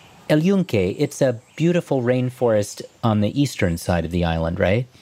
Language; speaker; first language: English; native; English